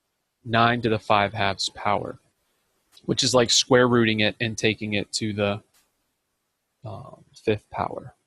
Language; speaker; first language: English; native; English